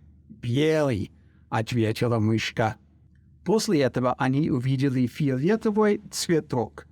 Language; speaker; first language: Russian; non-native, fluent; English